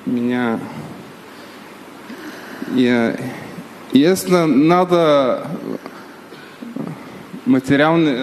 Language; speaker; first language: Russian; non-native, learner; Bulgarian